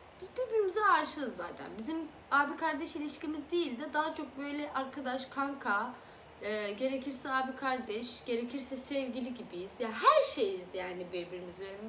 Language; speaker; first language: Turkish; early bilingual, other home language; Azerbaijani